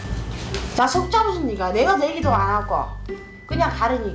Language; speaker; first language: Korean; non-native, fluent; Vietnamese